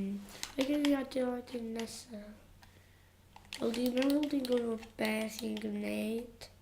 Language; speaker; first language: Welsh; non-native, local second language; English